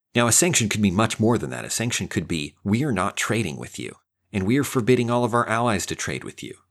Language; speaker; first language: English; native; English